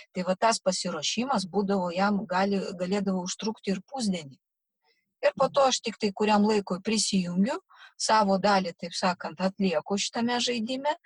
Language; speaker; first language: Lithuanian; non-native, local second language; Russian